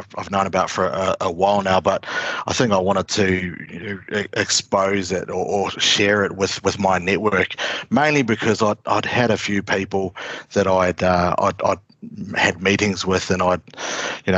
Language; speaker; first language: English; native; English